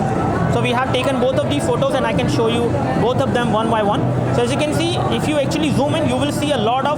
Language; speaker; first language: English; non-native, local second language; Hindi